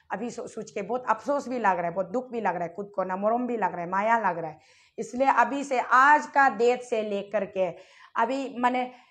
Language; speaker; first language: Hindi; non-native, local second language; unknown